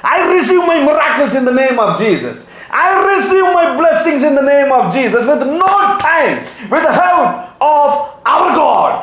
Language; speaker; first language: English; non-native, local second language; Tamil